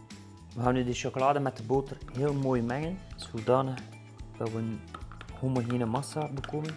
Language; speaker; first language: Dutch; native; Dutch